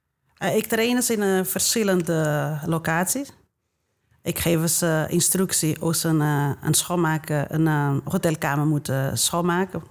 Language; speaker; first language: Dutch; non-native, fluent; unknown